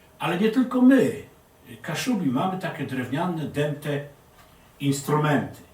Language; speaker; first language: Polish; native; Polish